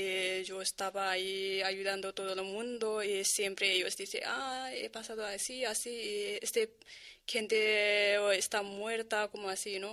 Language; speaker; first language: Spanish; non-native, learner; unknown